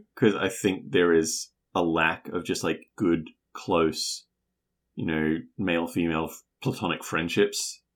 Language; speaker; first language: English; native; English